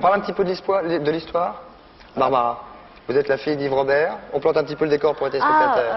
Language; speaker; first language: French; native; French